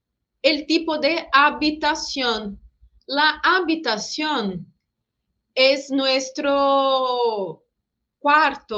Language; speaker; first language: Spanish; non-native, fluent; Portuguese